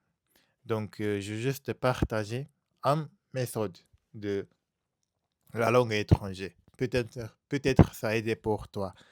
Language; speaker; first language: French; non-native, learner; Japanese